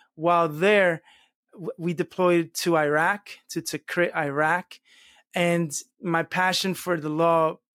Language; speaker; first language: English; early bilingual, other home language; Spanish